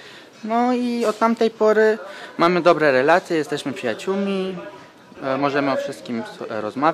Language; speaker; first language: Polish; early bilingual, other home language; Turkish